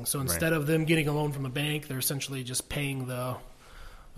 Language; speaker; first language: English; native; English